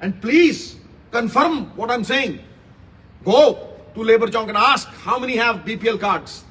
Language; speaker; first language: English; non-native, local second language; Punjabi